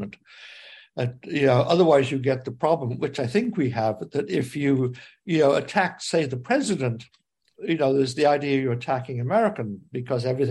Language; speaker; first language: English; native; English